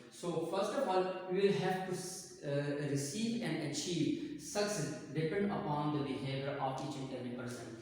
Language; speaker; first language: English; non-native, local second language; Urdu